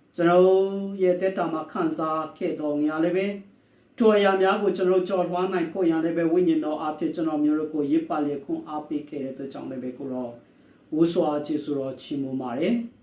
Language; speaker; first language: Burmese; non-native, local second language; Hakha Chin